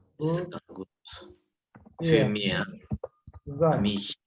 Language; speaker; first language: German; non-native, learner; Turkish